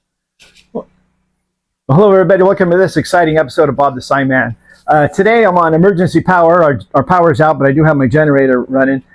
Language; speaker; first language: English; native; English